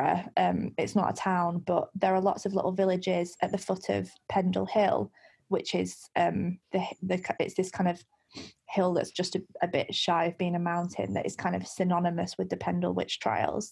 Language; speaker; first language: English; native; English